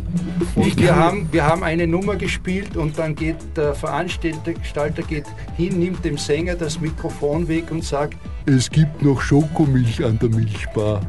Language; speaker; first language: German; native; German